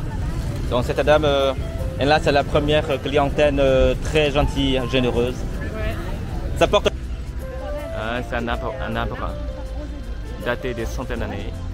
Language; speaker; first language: French; non-native, fluent; Vietnamese